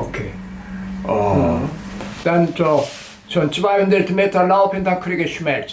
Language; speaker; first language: German; non-native, learner; Korean